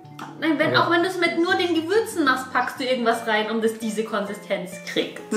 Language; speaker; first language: German; native; German